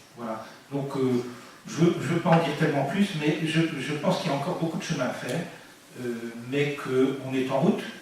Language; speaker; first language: French; native; French